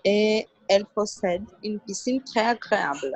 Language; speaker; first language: French; non-native, learner; Portuguese